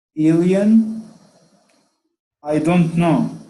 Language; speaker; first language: English; non-native, learner; Arabic